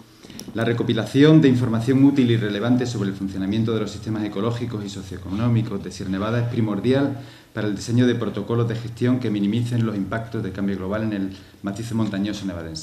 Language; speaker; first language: Spanish; native; Spanish